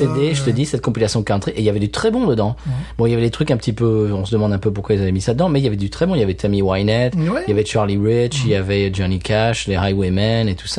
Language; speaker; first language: French; native; French